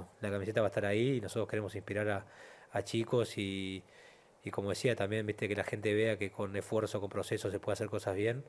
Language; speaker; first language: Spanish; native; Spanish